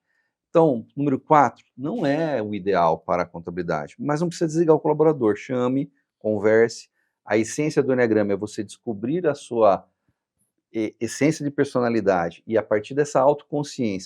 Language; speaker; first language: Portuguese; native; Portuguese